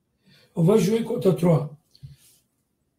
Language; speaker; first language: French; non-native, learner; Portuguese